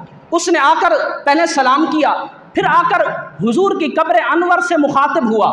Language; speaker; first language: Urdu; native; Urdu